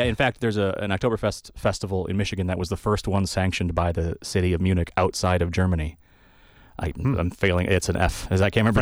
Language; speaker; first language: English; native; English